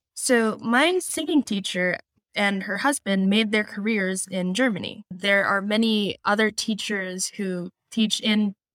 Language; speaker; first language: English; non-native, local second language; Filipino